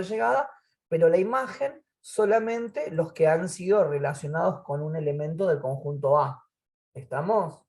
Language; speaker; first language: Spanish; native; Spanish